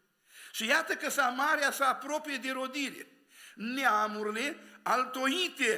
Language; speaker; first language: Romanian; native; Romanian